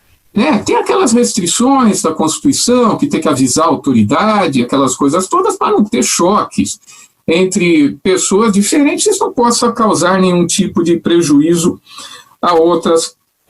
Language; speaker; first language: Portuguese; native; Portuguese